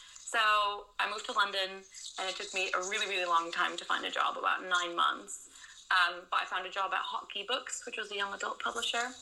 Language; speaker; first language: English; non-native, fluent; Dutch